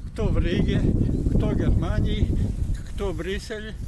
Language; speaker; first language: Russian; native; Russian